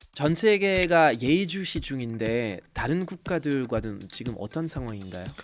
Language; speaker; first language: Korean; non-native, fluent; French